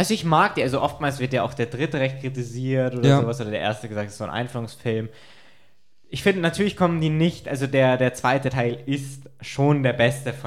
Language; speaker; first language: German; native; German